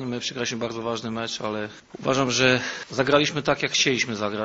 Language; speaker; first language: Polish; native; Polish